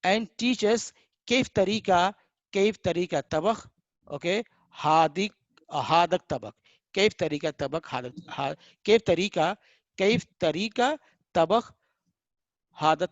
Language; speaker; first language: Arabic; non-native, fluent; Hindi